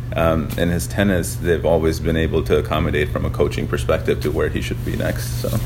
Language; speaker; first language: English; early bilingual, other home language; Urdu